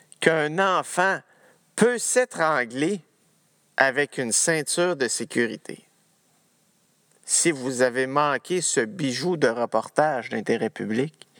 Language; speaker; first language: French; native; French